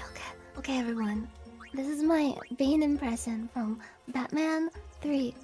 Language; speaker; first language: English; native; English